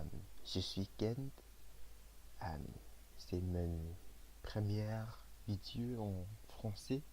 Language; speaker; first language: French; non-native, learner; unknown